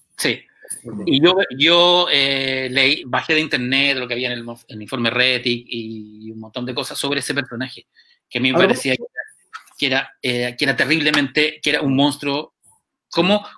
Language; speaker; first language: Spanish; native; Spanish